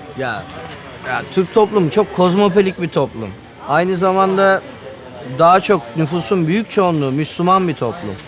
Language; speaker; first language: Turkish; native; Turkish